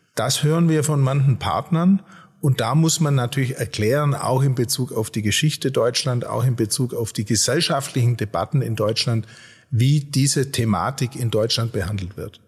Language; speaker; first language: German; native; German